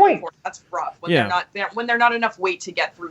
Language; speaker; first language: English; native; English